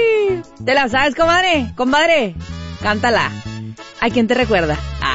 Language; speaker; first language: Spanish; native; Spanish